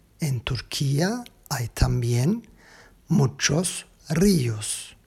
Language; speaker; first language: Spanish; non-native, learner; Turkish